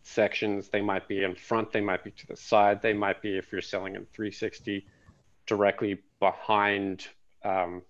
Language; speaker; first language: English; native; English